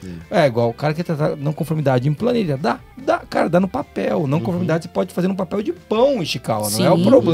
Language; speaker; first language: Portuguese; native; Portuguese